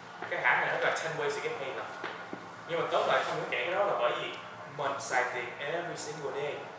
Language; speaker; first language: Vietnamese; early bilingual, heritage; Vietnamese